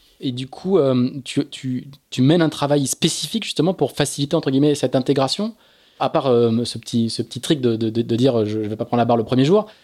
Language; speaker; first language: French; native; French